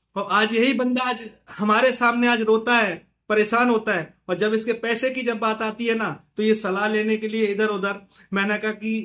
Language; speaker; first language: Hindi; native; Hindi